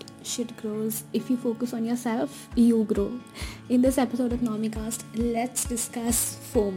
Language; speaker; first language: English; non-native, local second language; Hindi